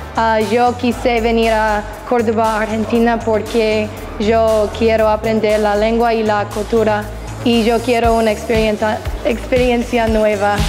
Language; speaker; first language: Spanish; non-native, learner; English